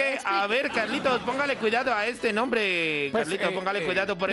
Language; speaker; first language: Spanish; native; Spanish